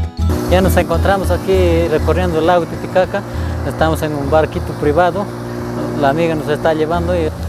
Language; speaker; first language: Spanish; native; Spanish